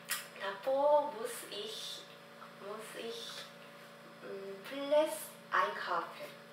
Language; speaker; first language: German; non-native, learner; Korean